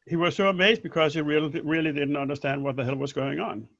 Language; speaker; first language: English; non-native, fluent; Danish